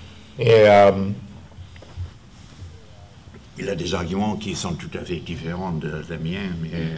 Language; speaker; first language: French; non-native, fluent; English